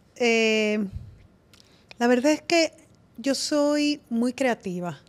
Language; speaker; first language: Spanish; native; Spanish